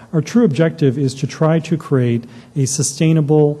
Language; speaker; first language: English; native; English